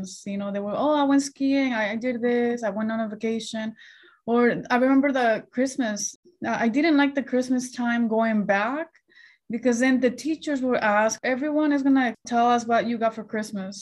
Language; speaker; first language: English; early bilingual, other home language; Spanish